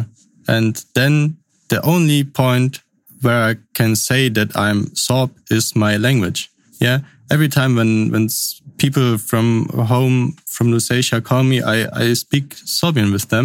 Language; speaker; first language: English; non-native, fluent; Upper Sorbian